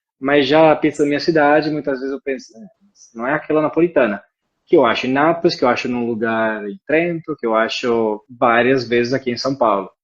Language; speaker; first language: Portuguese; non-native, fluent; Italian